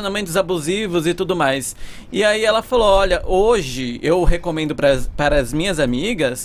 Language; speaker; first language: Portuguese; native; Portuguese